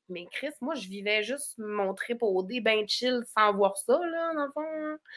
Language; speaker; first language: French; native; French